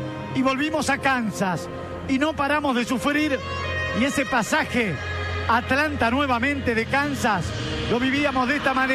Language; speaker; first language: Spanish; native; Spanish